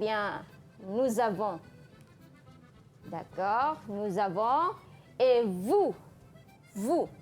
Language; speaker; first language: French; non-native, fluent; Malay